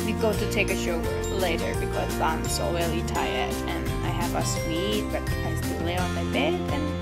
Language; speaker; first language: English; non-native, learner; Thai